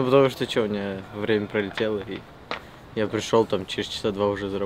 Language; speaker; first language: Russian; native; Russian